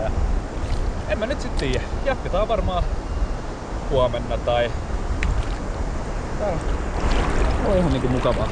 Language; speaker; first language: Finnish; native; Finnish